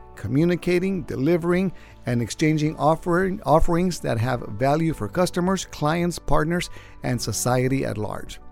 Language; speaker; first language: English; early bilingual, other home language; Spanish